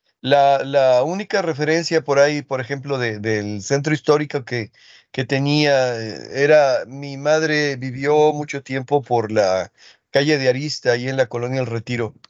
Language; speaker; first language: Spanish; early bilingual, other home language; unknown